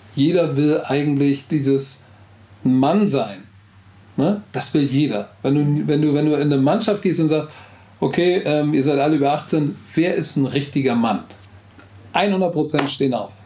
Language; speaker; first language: German; native; German